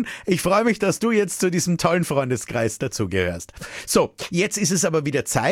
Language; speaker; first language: German; native; German